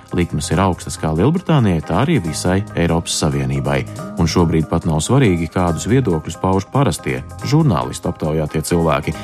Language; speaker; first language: Latvian; early bilingual, heritage; Latvian